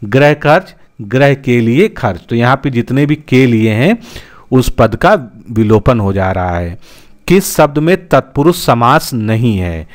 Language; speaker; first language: Hindi; native; Hindi